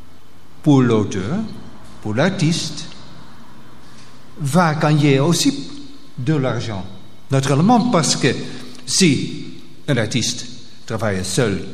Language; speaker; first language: French; non-native, local second language; Dutch